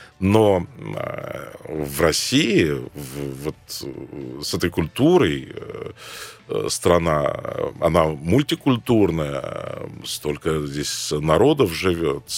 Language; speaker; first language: Russian; non-native, fluent; Arabic